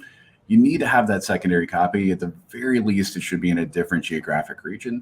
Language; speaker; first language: English; native; English